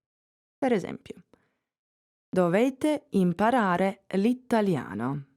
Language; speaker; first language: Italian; non-native, fluent; English